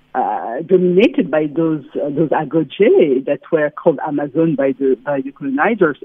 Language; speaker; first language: English; non-native, fluent; French